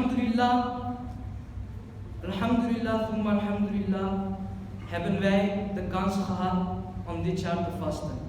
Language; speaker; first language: Dutch; early bilingual, other home language; Urdu